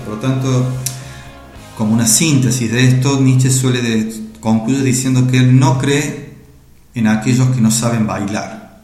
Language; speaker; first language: Spanish; native; Spanish